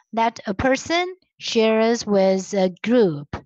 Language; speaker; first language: English; non-native, learner; Chinese